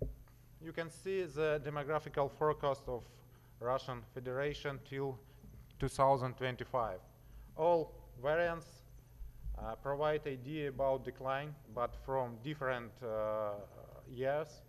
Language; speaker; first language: English; non-native, learner; Russian